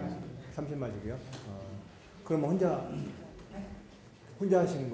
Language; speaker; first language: Korean; native; Korean